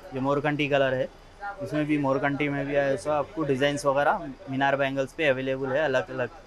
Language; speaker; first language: Hindi; non-native, local second language; Urdu